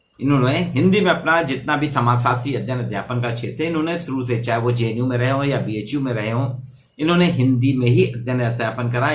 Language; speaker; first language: Hindi; native; Hindi